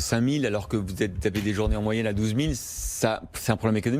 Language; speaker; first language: French; native; French